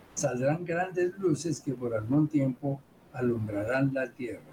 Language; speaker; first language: Spanish; native; Spanish